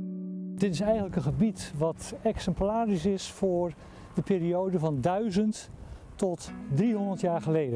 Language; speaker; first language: Dutch; native; Dutch